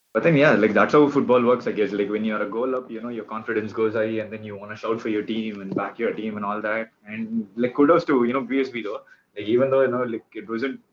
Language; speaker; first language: English; non-native, local second language; Tamil